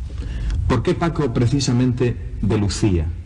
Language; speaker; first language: Spanish; native; Spanish